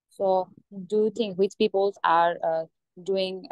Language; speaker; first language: English; non-native, local second language; Bangla